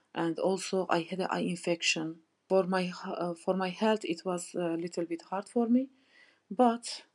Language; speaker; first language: English; non-native, learner; Turkish